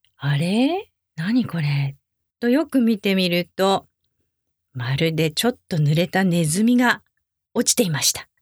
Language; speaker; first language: Japanese; native; Japanese